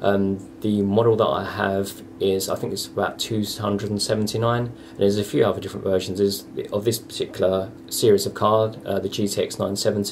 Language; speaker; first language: English; native; English